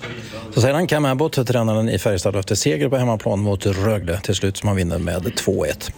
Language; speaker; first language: Swedish; native; Swedish